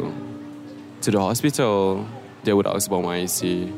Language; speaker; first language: English; non-native, local second language; Malay